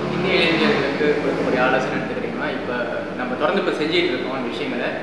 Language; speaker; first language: Tamil; early bilingual, heritage; Tamil